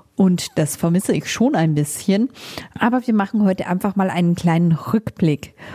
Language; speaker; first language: German; native; German